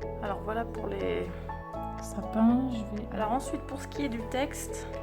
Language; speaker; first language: French; native; French